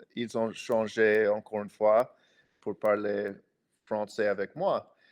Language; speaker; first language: French; non-native, fluent; English